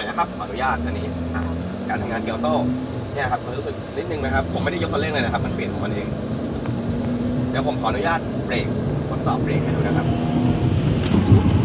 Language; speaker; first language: Thai; native; Thai